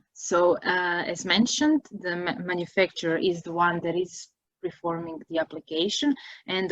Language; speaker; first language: English; non-native, fluent; Croatian